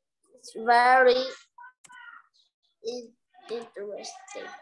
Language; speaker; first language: English; non-native, learner; Vietnamese